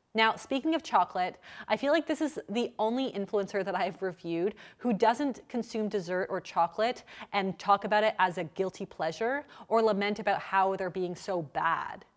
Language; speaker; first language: English; native; English